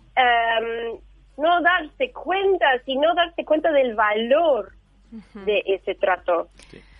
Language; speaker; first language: Spanish; non-native, fluent; English